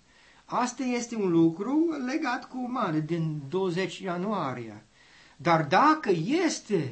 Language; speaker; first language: Romanian; non-native, learner; English